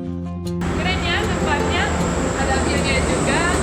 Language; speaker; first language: Indonesian; non-native, fluent; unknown